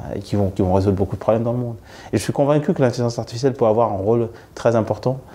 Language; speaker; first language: French; non-native, local second language; Wolof